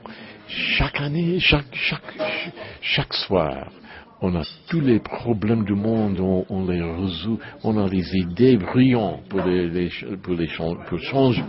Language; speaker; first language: French; non-native, learner; English